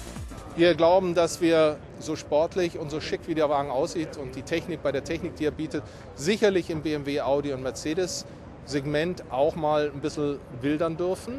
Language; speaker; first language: German; native; German